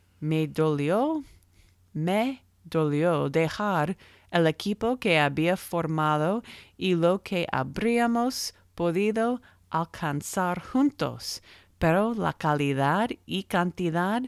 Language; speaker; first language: Spanish; non-native, learner; English